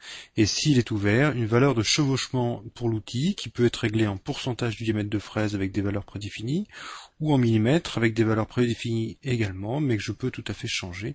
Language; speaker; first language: French; native; French